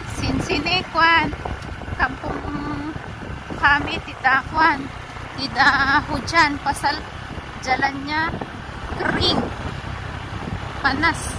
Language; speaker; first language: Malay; non-native, learner; Filipino